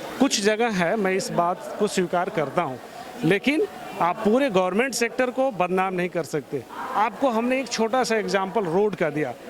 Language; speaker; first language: Hindi; native; Hindi